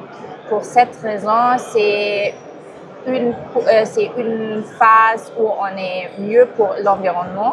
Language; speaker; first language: French; non-native, fluent; German